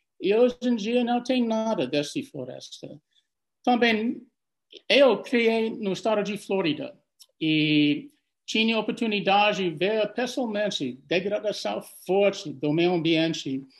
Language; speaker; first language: Portuguese; non-native, fluent; English